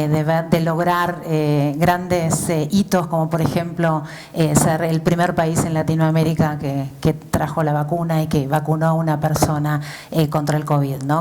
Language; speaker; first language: Spanish; native; Spanish